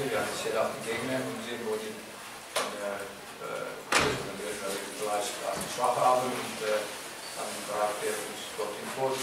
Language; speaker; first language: German; non-native, fluent; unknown